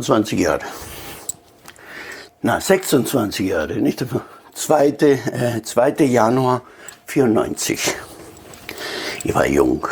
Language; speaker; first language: German; non-native, fluent; Italian